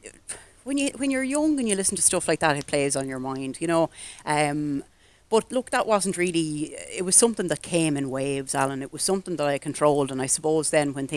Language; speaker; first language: English; native; English